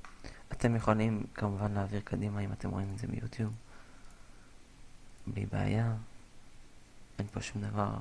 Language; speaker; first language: Hebrew; native; Hebrew